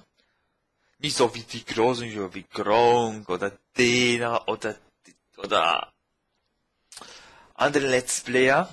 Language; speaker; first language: German; non-native, fluent; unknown